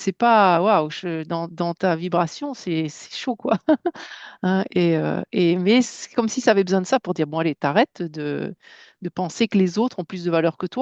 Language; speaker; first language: French; native; French